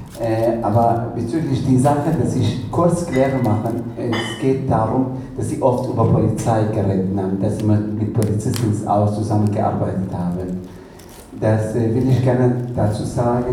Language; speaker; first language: German; non-native, learner; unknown